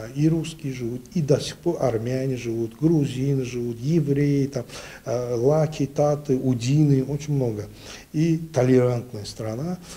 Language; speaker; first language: Russian; non-native, local second language; Azerbaijani